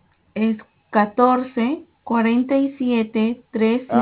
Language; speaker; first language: Spanish; native; Spanish